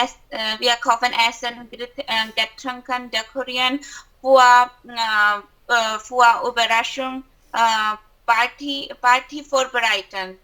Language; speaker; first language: German; non-native, learner; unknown